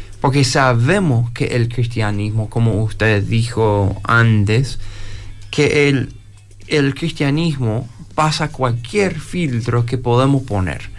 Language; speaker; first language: Spanish; non-native, fluent; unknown